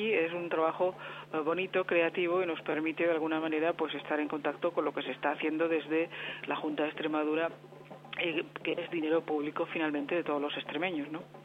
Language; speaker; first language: Spanish; native; Spanish